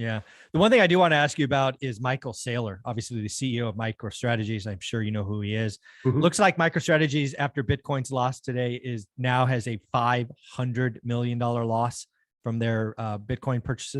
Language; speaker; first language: English; native; English